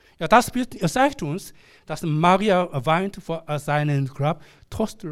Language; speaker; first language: German; non-native, learner; Korean